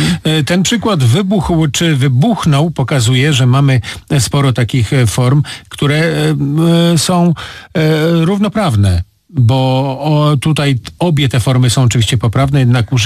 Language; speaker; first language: Polish; native; Polish